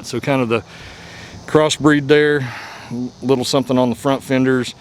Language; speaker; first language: English; native; English